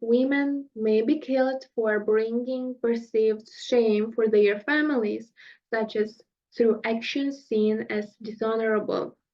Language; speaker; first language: English; non-native, fluent; Russian